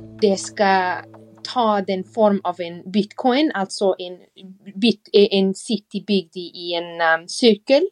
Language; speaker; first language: Swedish; non-native, fluent; English